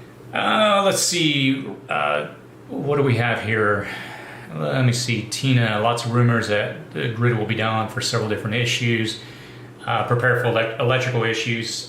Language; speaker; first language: English; native; English